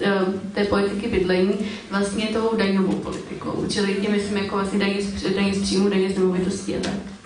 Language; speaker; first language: Czech; native; Czech